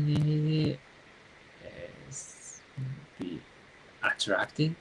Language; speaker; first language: English; non-native, learner; Japanese